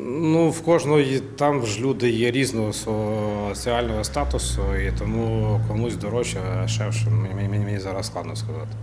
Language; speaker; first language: Ukrainian; non-native, local second language; Russian